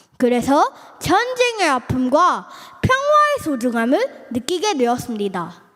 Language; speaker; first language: Korean; early bilingual, other home language; Filipino